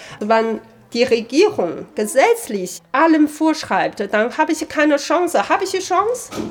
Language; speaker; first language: German; non-native, fluent; Chinese